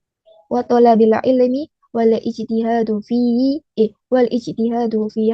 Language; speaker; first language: Arabic; non-native, learner; Indonesian